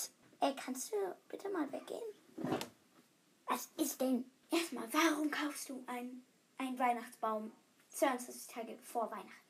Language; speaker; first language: German; native; German